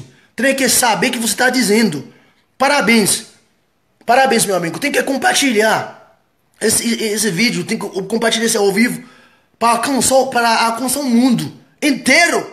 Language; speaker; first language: Portuguese; non-native, fluent; Haitian Creole